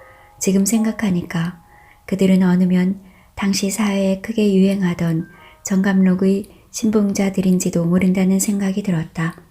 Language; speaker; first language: Korean; native; Korean